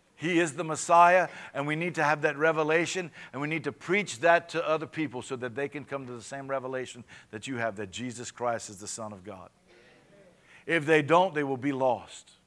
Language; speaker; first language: English; native; English